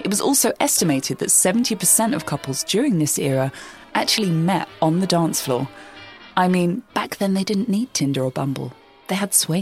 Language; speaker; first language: English; native; English